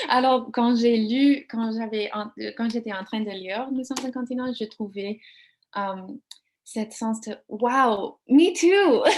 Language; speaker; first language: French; non-native, learner; English